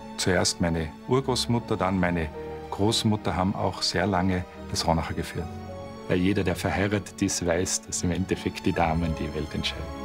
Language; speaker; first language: German; native; German